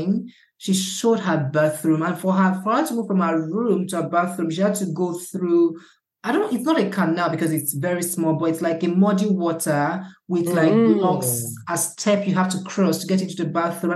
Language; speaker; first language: English; non-native, local second language; Igbo